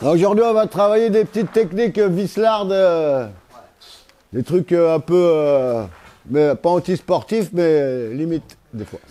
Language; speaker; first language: French; native; French